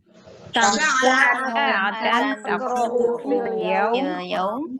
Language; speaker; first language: Arabic; non-native, learner; Indonesian